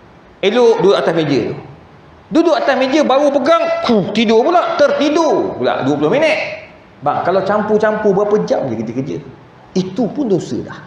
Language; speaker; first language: Malay; native; Malay